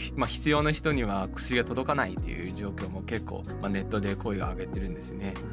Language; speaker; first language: Japanese; non-native, fluent; Chinese